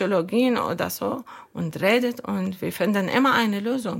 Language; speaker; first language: German; non-native, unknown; Arabic